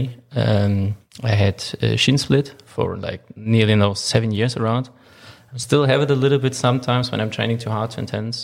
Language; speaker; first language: English; non-native, fluent; German